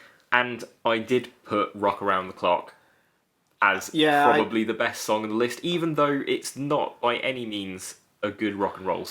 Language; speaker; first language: English; native; English